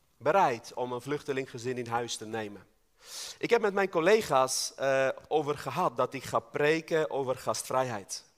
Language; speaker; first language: Dutch; non-native, fluent; Armenian